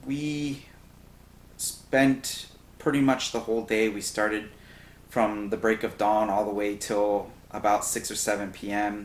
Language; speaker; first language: English; native; English